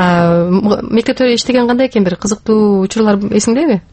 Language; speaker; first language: Kyrgyz; native; Kyrgyz